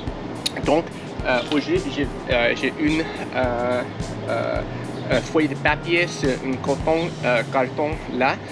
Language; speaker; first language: French; non-native, learner; English